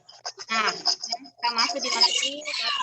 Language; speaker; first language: Indonesian; non-native, local second language; Buginese